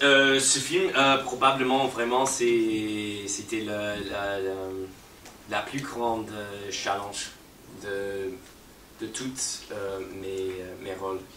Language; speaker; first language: French; non-native, fluent; English